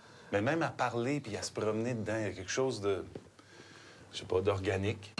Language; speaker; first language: French; native; French